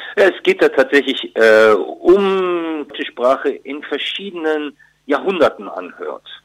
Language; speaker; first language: German; early bilingual, other home language; Turkish